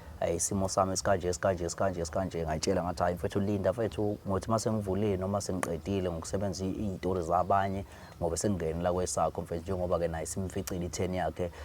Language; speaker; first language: Zulu; native; Zulu